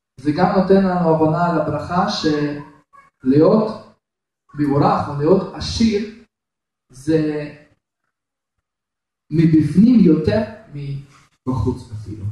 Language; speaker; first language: Hebrew; non-native, fluent; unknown